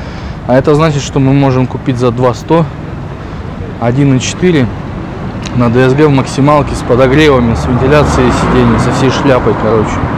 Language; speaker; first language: Russian; native; Russian